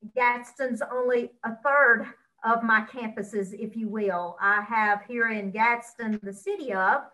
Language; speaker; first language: English; native; English